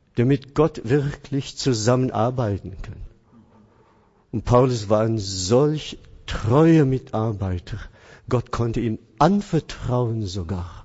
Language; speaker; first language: German; non-native, fluent; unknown